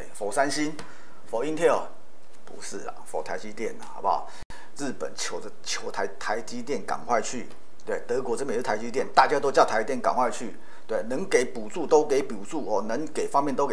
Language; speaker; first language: Chinese; native; Chinese